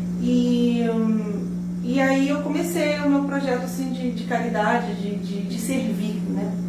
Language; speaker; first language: Portuguese; early bilingual, heritage; Portuguese